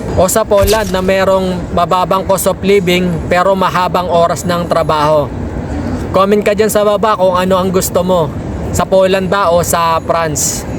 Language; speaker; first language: Filipino; native; Filipino